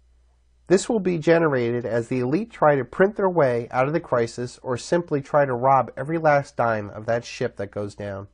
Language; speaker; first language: English; native; English